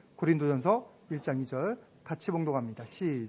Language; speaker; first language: Korean; native; Korean